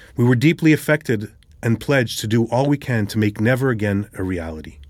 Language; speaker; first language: English; early bilingual, other home language; Hebrew